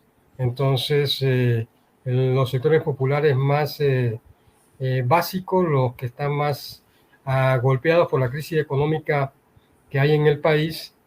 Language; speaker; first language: Spanish; native; Spanish